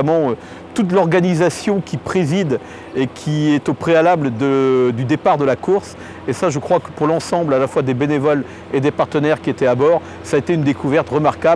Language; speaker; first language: French; native; French